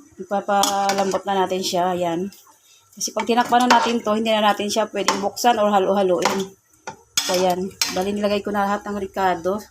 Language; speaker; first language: Filipino; non-native, local second language; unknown